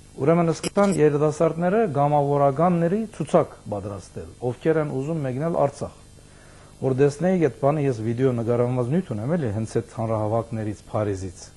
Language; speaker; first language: Armenian; early bilingual, heritage; Armenian